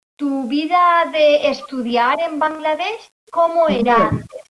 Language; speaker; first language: Spanish; native; Spanish